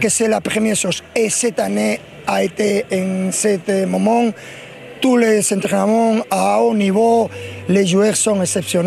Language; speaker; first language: French; non-native, fluent; Spanish